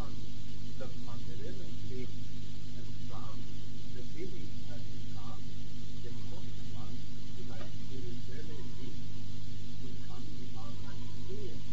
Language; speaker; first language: German; non-native, fluent; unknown